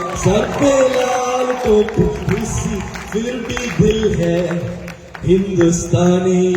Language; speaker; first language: Hindi; early bilingual, heritage; Hindi